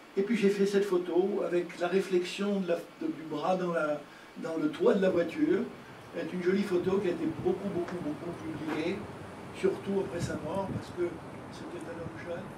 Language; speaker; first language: French; native; French